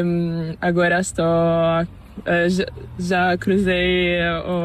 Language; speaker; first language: Spanish; non-native, learner; Italian